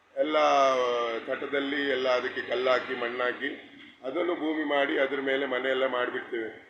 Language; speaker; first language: Kannada; non-native, local second language; Tulu